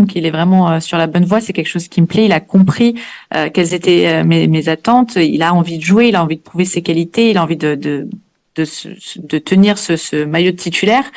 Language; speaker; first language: French; native; French